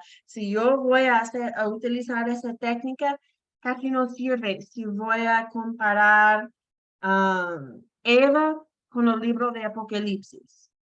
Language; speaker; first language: Spanish; non-native, fluent; English